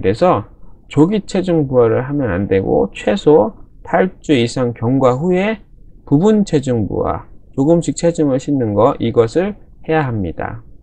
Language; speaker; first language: Korean; native; Korean